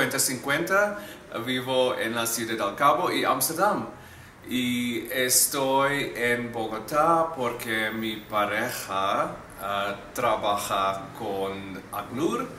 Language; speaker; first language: Spanish; non-native, learner; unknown